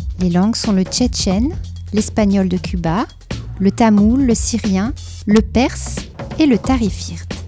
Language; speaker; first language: French; native; French